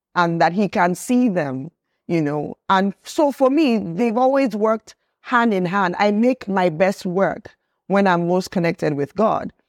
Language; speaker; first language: English; non-native, local second language; Yoruba